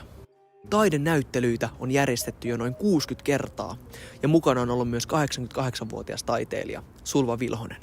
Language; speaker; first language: Finnish; native; Finnish